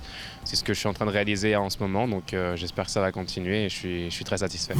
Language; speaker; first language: French; native; French